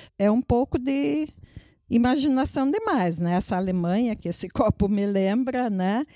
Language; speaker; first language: Portuguese; native; Portuguese